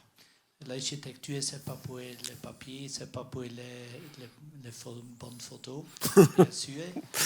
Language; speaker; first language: French; non-native, learner; Dutch